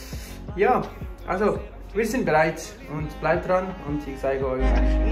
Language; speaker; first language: German; non-native, learner; Tibetan